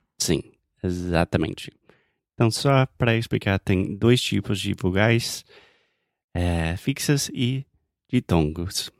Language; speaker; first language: Portuguese; non-native, fluent; English